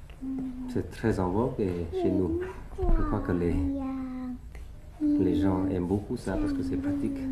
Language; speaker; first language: French; early bilingual, other home language; Thai